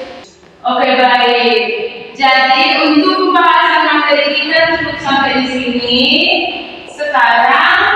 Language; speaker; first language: Indonesian; native; Indonesian